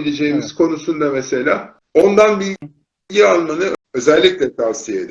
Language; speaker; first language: Turkish; native; Turkish